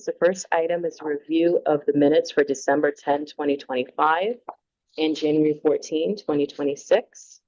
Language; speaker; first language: English; native; English